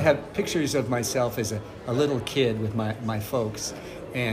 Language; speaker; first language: English; native; English